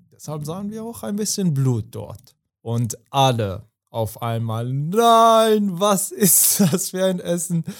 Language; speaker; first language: German; non-native, fluent; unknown